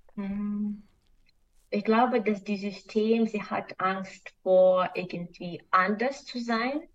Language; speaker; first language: German; non-native, fluent; Russian